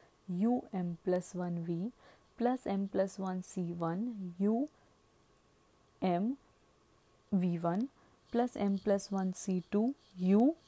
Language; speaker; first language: Hindi; native; Hindi